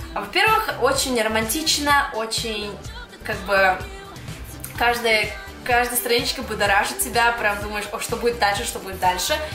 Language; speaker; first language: Russian; early bilingual, heritage; Russian